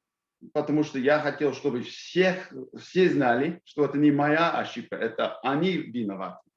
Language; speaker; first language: Russian; non-native, fluent; English